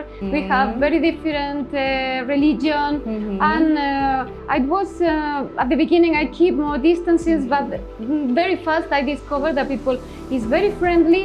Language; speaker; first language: English; non-native, learner; Spanish